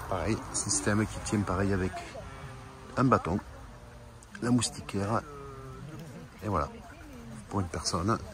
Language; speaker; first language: French; native; French